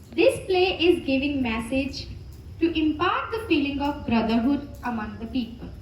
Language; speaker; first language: English; non-native, local second language; Hindi